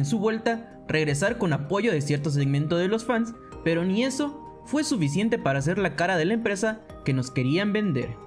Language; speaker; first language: Spanish; native; Spanish